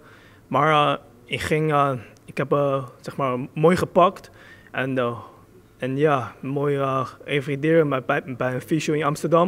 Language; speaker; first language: Dutch; early bilingual, other home language; Chinese